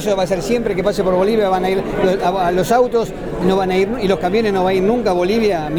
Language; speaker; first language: Spanish; native; Spanish